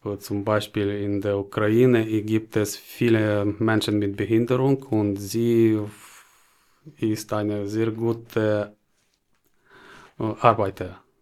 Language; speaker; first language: German; non-native, learner; Ukrainian